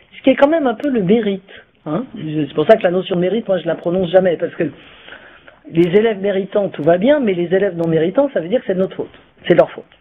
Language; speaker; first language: French; native; French